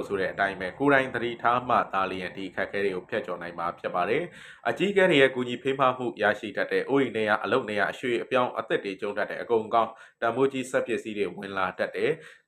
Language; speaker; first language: Burmese; native; Burmese